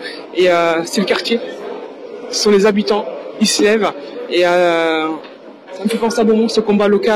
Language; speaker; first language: French; native; French